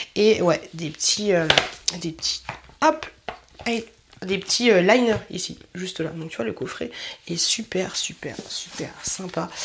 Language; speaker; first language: French; native; French